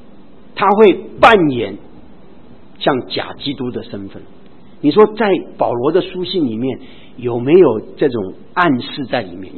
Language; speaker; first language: Chinese; native; Chinese